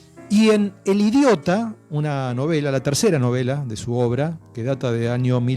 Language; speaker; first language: Spanish; native; Spanish